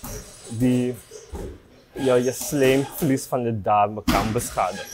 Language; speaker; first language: Dutch; native; Dutch